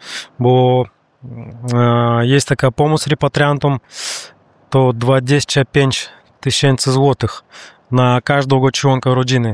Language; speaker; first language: Polish; non-native, learner; Russian